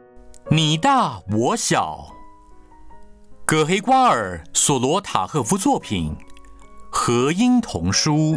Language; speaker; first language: Chinese; native; Chinese